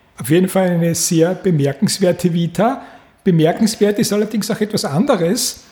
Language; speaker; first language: German; native; German